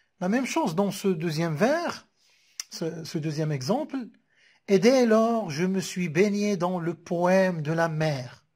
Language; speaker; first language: French; non-native, local second language; Arabic